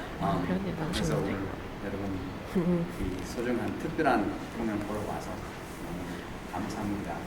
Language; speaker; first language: Korean; early bilingual, heritage; English